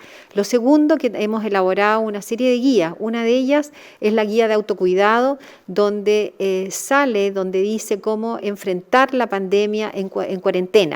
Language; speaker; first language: Spanish; native; Spanish